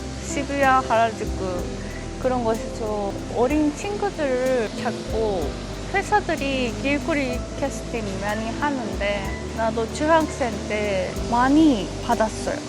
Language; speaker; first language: Korean; non-native, fluent; Japanese